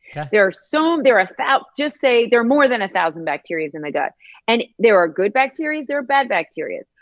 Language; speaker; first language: English; native; English